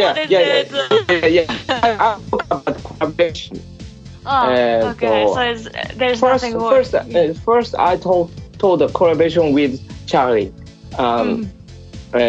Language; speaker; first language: English; non-native, learner; Japanese